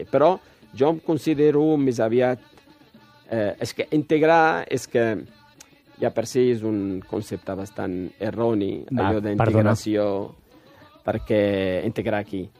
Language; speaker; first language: Catalan; non-native, fluent; Riffian